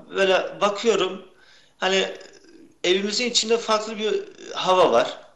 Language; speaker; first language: Turkish; early bilingual, heritage; Turkish